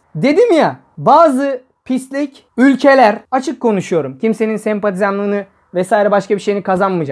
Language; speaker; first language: Turkish; native; Turkish